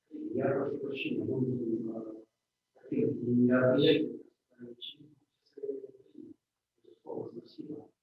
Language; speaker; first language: Russian; native; Russian